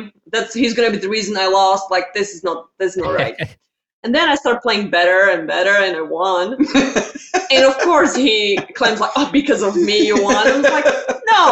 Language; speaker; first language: English; non-native, fluent; Slovak